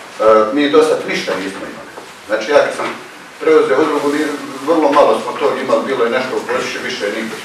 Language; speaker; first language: Croatian; native; Croatian